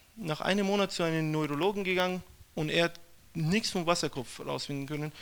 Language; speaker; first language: German; non-native, fluent; Persian